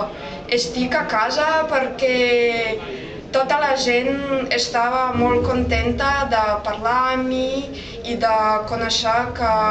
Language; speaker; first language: Catalan; non-native, fluent; Russian